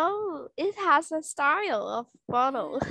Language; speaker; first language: English; non-native, learner; Vietnamese